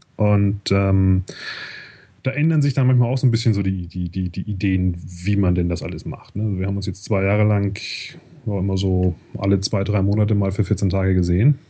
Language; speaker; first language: German; native; German